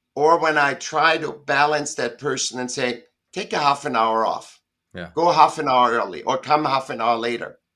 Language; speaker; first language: English; non-native, fluent; German